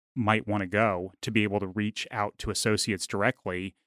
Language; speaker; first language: English; native; English